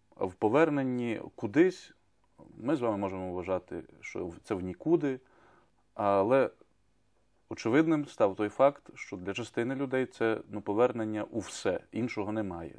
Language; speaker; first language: Ukrainian; native; Ukrainian